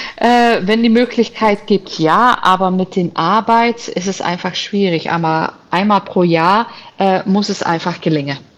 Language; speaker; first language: German; non-native, fluent; Italian